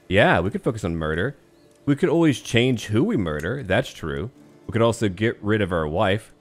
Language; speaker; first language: English; native; English